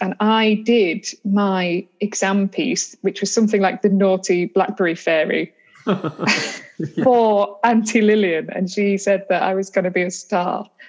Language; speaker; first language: English; native; English